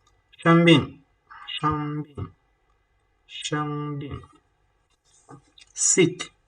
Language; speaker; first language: Chinese; non-native, fluent; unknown